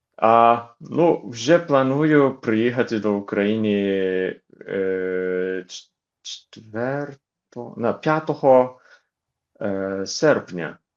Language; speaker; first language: Ukrainian; non-native, learner; Japanese